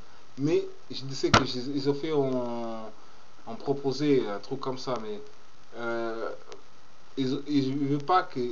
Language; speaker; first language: French; non-native, learner; Portuguese